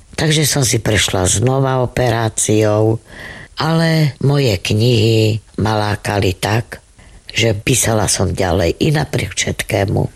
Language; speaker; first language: Slovak; non-native, local second language; Romany